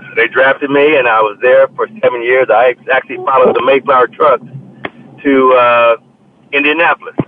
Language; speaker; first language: English; native; English